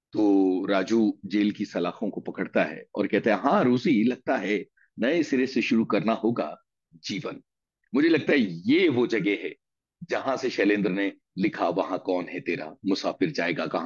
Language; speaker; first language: Hindi; native; Hindi